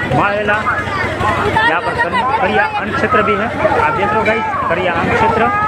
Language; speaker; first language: Hindi; non-native, local second language; Gujarati